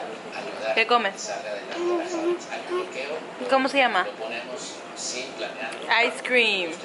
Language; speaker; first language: Spanish; early bilingual, heritage; Spanish